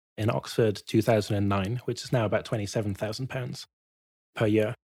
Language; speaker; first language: English; native; English